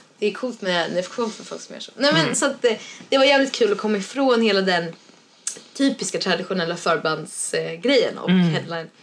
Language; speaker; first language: Swedish; native; Swedish